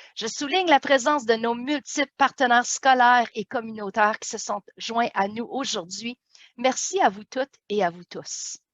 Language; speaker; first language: French; native; French